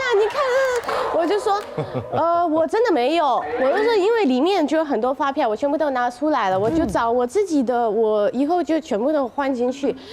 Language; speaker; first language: Chinese; non-native, fluent; Russian